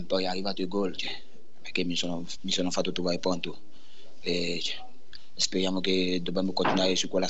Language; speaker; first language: Italian; non-native, learner; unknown